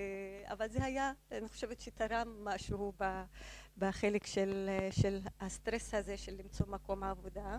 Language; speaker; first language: Hebrew; non-native, local second language; Arabic